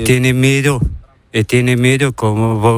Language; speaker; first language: Spanish; non-native, learner; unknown